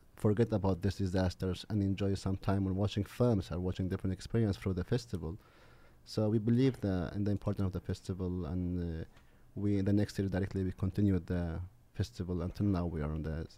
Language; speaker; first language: English; non-native, fluent; Arabic